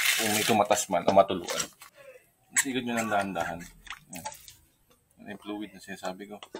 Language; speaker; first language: Filipino; native; Filipino